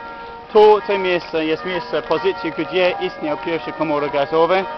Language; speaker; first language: Polish; non-native, learner; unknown